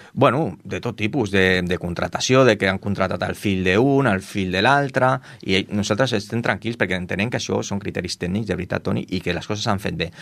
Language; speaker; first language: Catalan; non-native, local second language; Spanish